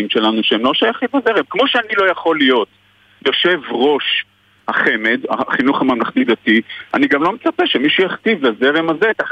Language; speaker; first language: Hebrew; non-native, fluent; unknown